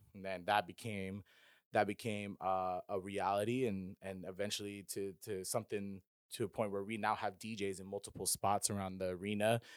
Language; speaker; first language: English; early bilingual, other home language; Filipino